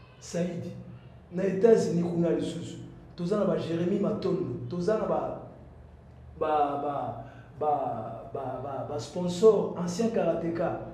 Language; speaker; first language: Lingala; native; Lingala